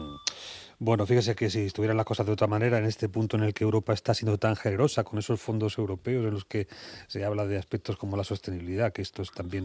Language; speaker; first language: Spanish; native; Spanish